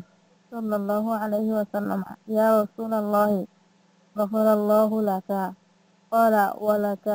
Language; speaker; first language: Arabic; non-native, learner; Bangla